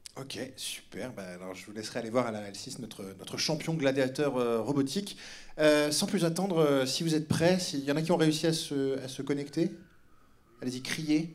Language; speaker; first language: French; native; French